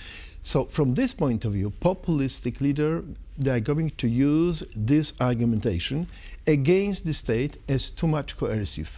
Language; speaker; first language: English; non-native, fluent; Polish